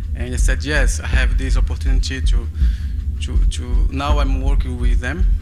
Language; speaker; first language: English; non-native, fluent; Portuguese